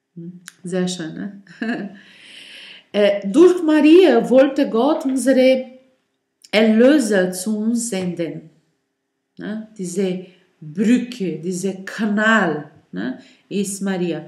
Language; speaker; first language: German; non-native, learner; Portuguese